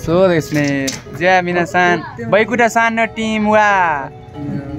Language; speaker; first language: Japanese; non-native, learner; Nepali